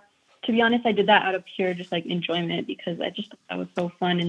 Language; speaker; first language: English; native; English